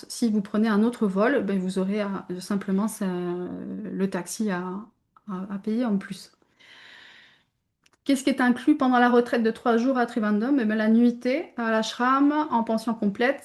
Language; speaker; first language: French; native; French